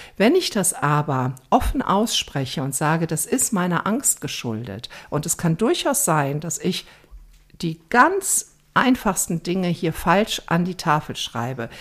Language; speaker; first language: German; early bilingual, other home language; Croatian